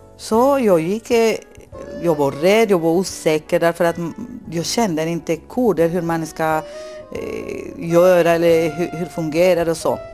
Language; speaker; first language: Swedish; non-native, fluent; Spanish